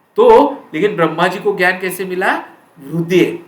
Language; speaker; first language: Hindi; non-native, local second language; Marathi